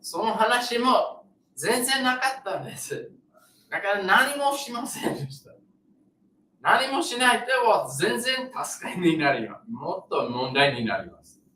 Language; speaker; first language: Japanese; non-native, learner; English